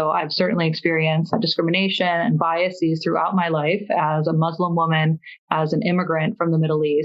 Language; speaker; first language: English; early bilingual, other home language; Persian